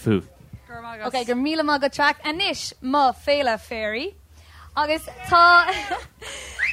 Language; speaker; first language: Irish; non-native, local second language; English